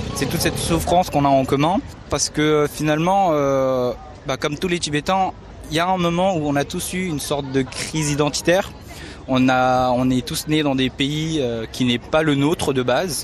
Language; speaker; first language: French; early bilingual, other home language; Tibetan